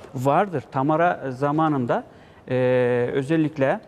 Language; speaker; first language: Turkish; native; Turkish